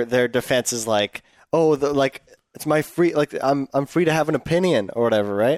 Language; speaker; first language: English; native; English